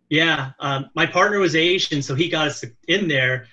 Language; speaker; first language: English; native; English